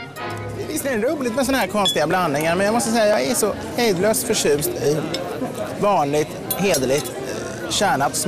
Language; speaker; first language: Swedish; native; Swedish